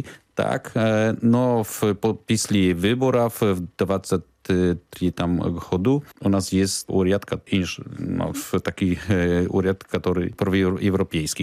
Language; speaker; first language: Ukrainian; non-native, learner; Polish